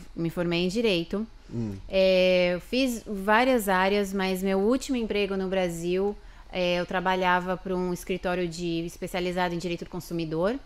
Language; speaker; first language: Portuguese; native; Portuguese